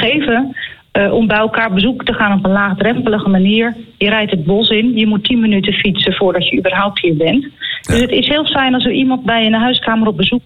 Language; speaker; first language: Dutch; native; Dutch